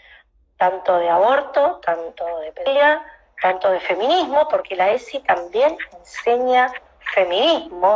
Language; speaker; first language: Spanish; native; Spanish